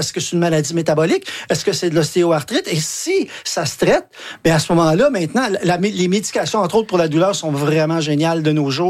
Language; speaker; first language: French; native; French